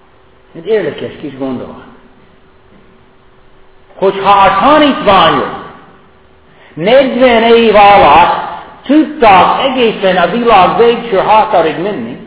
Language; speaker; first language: Hungarian; non-native, fluent; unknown